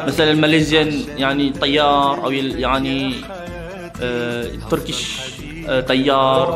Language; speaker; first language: Arabic; non-native, learner; Malay